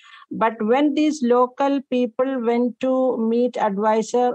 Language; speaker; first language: English; non-native, local second language; Malayalam